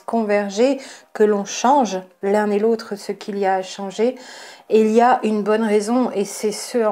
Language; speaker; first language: French; native; French